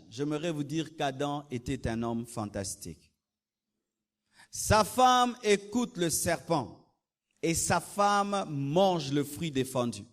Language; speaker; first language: French; non-native, local second language; Lingala